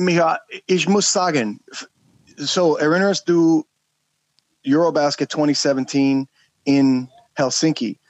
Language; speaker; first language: German; non-native, learner; English